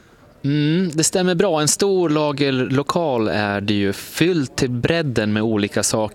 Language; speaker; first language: Swedish; native; Swedish